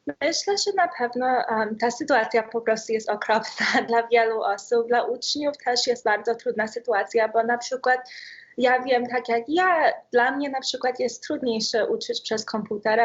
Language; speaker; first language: Polish; early bilingual, heritage; Polish